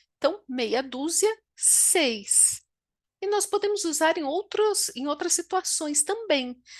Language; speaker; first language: Portuguese; native; Portuguese